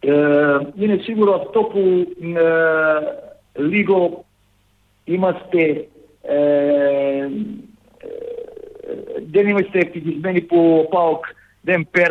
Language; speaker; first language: Greek; non-native, fluent; Serbian